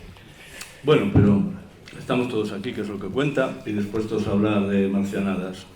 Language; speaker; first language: Spanish; native; Spanish